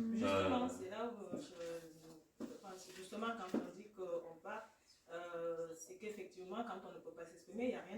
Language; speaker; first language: French; native; French